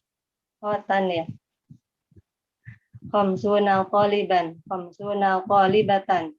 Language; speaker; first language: Arabic; non-native, learner; Indonesian